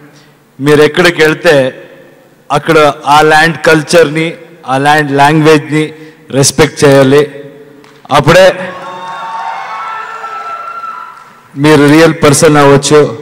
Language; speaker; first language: Telugu; non-native, learner; Kannada